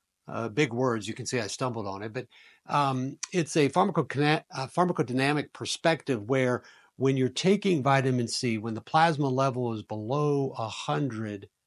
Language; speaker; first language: English; native; English